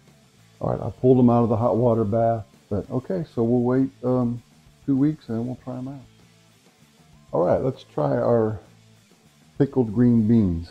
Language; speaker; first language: English; native; English